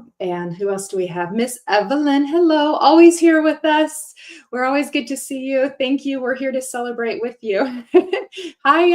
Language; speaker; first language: English; native; English